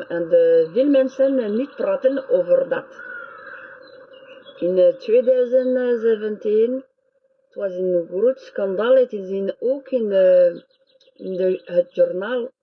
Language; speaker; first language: Dutch; non-native, learner; French